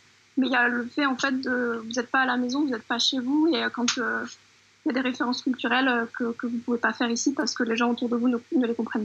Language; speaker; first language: French; native; French